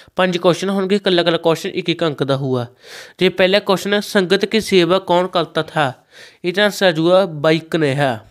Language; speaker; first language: Hindi; non-native, local second language; Punjabi